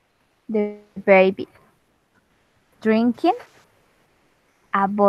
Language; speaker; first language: English; non-native, learner; Spanish